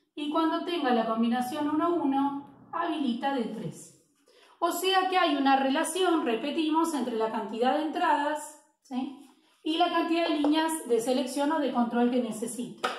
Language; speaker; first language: Spanish; native; Spanish